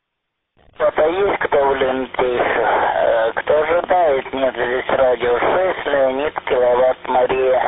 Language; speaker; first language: Russian; native; Russian